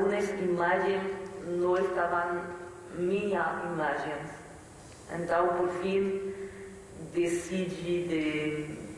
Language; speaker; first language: Portuguese; non-native, learner; French